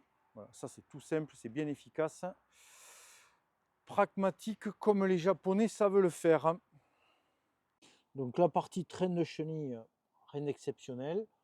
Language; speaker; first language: French; native; French